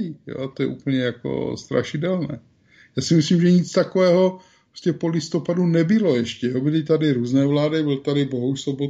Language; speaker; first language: Czech; native; Czech